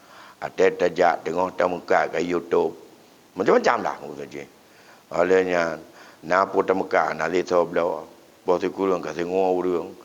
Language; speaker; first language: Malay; non-native, local second language; Achinese